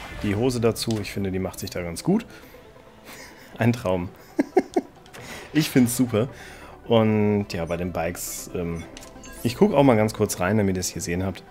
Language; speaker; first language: German; native; German